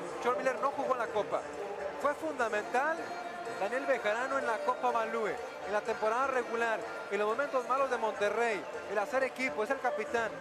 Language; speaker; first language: Spanish; native; Spanish